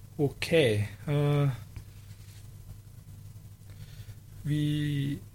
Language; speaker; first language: English; non-native, fluent; Korean